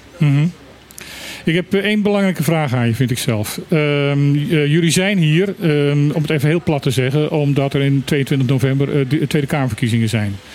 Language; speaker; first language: Dutch; non-native, local second language; Papiamento